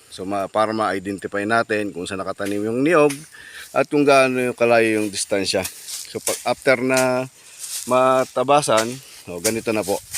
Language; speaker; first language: Filipino; native; Filipino